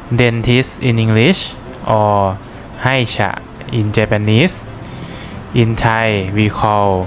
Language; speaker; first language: English; non-native, fluent; Thai